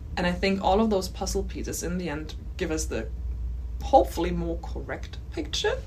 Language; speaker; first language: English; non-native, fluent; German